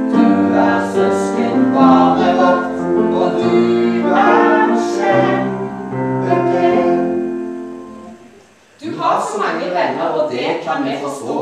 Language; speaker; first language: Norwegian; native; Norwegian